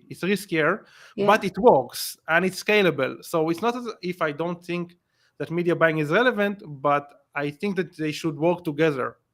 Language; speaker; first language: English; non-native, fluent; Hebrew